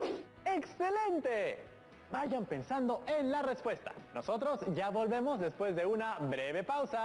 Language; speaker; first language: Spanish; native; Spanish